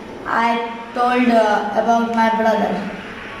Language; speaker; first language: English; non-native, learner; Hindi